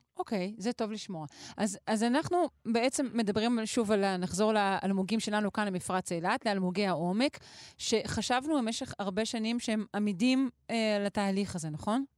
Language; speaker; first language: Hebrew; native; Hebrew